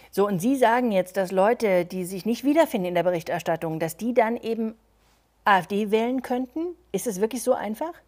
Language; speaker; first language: German; native; German